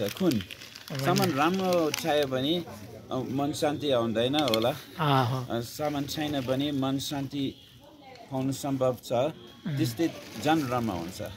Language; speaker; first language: Nepali; non-native, fluent; English